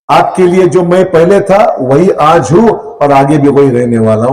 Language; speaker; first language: Hindi; non-native, local second language; Marathi